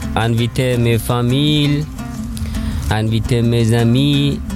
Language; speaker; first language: French; non-native, learner; Persian